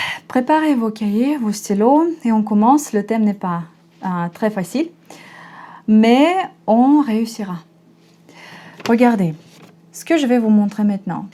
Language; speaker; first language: French; non-native, fluent; Russian